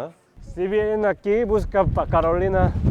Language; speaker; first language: Spanish; non-native, fluent; Korean